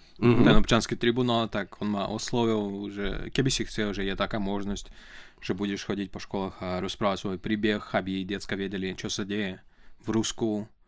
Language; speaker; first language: Slovak; non-native, fluent; Russian